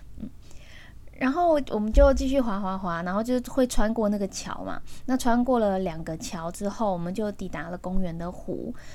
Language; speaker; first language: Chinese; early bilingual, heritage; Chinese